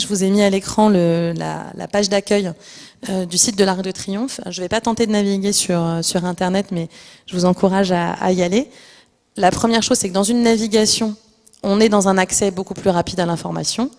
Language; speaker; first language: French; native; French